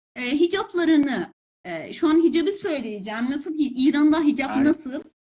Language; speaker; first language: Turkish; non-native, fluent; Persian